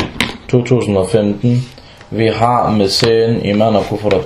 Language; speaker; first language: Danish; non-native, fluent; Arabic